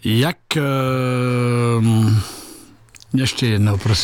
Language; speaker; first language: Czech; non-native, learner; French